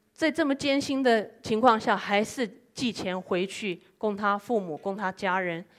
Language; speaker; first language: Chinese; non-native, fluent; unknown